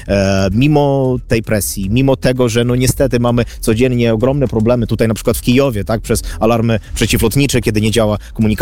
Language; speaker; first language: Polish; non-native, fluent; Ukrainian